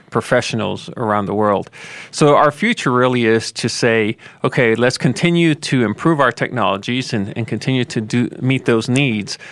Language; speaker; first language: English; native; English